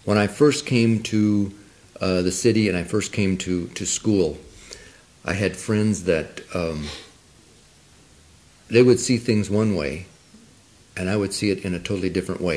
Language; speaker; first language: English; non-native, local second language; Spanish